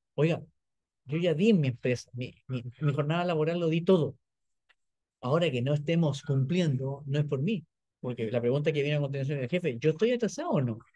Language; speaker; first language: Spanish; native; Spanish